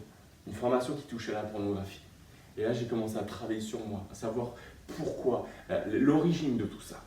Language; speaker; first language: French; native; French